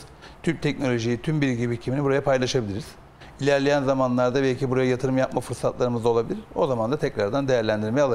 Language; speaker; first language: Turkish; native; Turkish